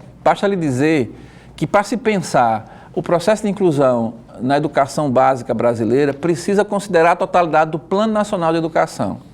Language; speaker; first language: Portuguese; native; Portuguese